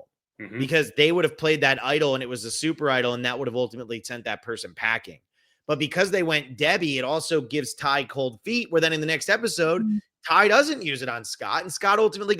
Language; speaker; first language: English; native; English